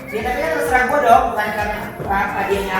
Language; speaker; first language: Indonesian; native; Indonesian